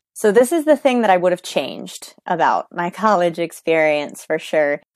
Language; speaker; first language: English; native; English